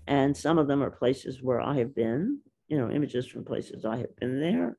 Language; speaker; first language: English; native; English